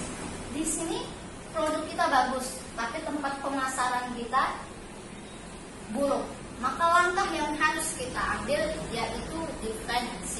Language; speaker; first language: Indonesian; native; Indonesian